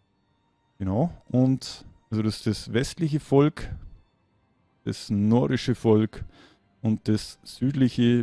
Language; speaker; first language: German; native; German